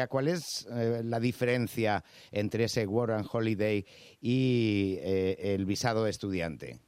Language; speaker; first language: Spanish; native; Spanish